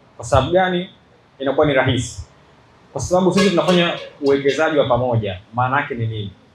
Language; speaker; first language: Swahili; native; Swahili